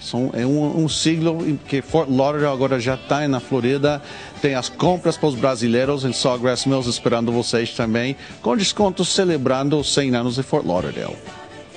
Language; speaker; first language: Portuguese; non-native, fluent; Spanish